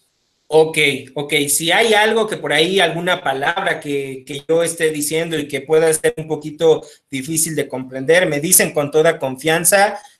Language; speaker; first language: Spanish; native; Spanish